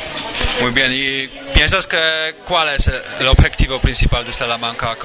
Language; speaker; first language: Spanish; native; Spanish